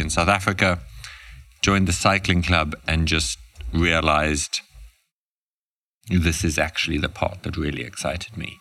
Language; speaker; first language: English; native; English